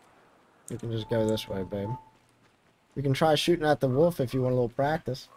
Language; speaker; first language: English; native; English